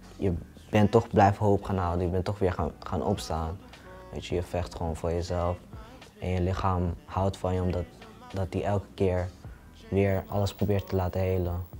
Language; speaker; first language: Dutch; early bilingual, other home language; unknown